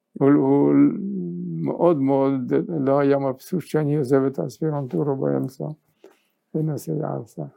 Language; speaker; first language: Hebrew; non-native, fluent; Yiddish